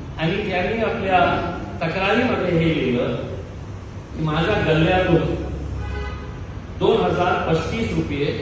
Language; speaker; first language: Marathi; non-native, local second language; Urdu